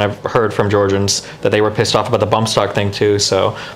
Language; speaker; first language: English; native; English